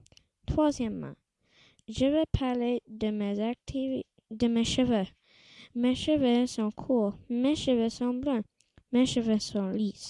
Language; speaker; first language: French; non-native, local second language; English